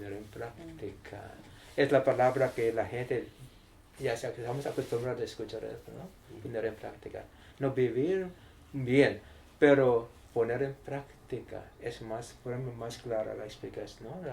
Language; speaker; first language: Spanish; non-native, learner; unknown